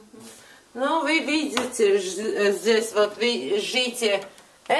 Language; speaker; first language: Russian; non-native, learner; Latvian